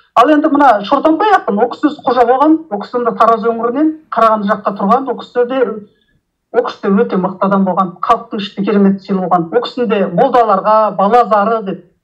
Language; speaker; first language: Kazakh; native; Kazakh